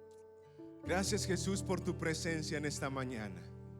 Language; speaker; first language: Spanish; native; Spanish